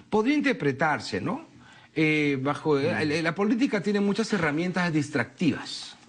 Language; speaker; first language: Spanish; native; Spanish